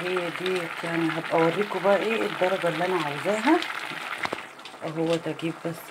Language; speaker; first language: Arabic; native; Arabic